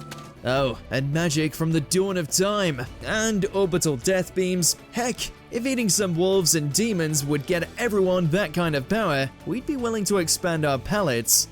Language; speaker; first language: English; native; English